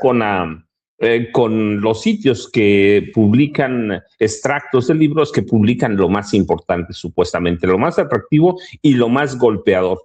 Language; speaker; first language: Spanish; native; Spanish